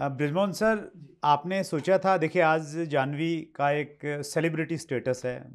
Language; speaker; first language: Hindi; native; Hindi